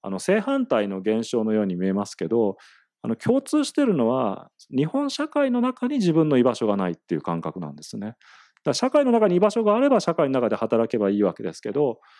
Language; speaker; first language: Japanese; native; Japanese